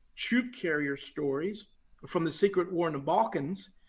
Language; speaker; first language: English; native; English